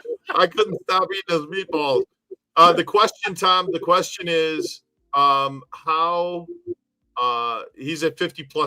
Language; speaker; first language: English; native; English